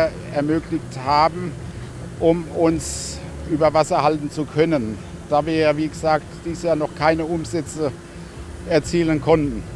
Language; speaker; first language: German; native; German